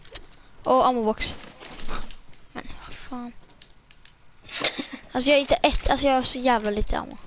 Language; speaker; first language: Swedish; native; Swedish